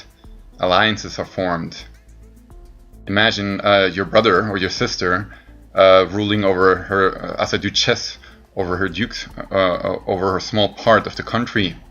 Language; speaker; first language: English; non-native, fluent; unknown